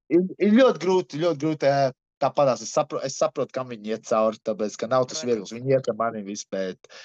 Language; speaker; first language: Latvian; early bilingual, heritage; Latvian